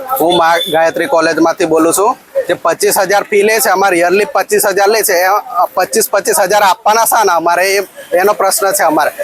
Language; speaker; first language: Gujarati; non-native, local second language; Rathawi